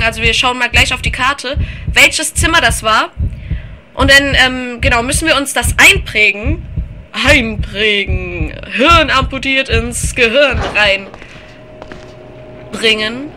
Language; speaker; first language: German; native; German